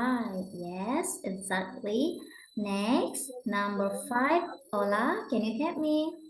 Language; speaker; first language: English; non-native, learner; Indonesian